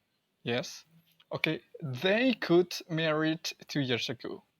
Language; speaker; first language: English; non-native, learner; Indonesian